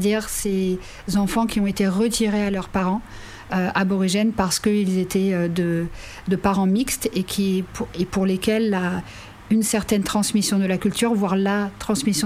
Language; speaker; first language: French; native; French